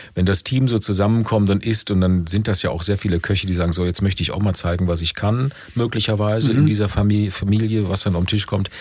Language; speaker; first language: German; native; German